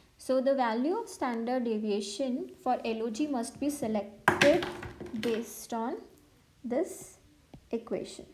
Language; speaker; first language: English; non-native, local second language; Hindi